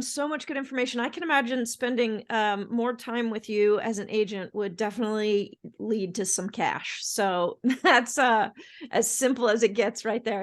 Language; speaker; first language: English; native; English